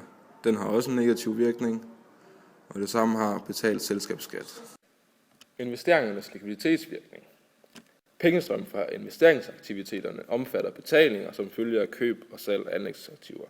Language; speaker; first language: Danish; native; Danish